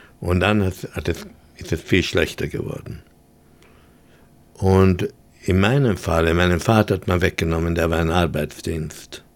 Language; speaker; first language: German; early bilingual, heritage; German